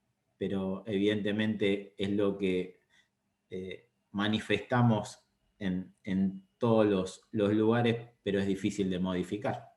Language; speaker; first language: Spanish; native; Spanish